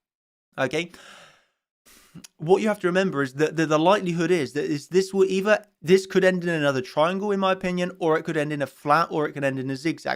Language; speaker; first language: English; native; English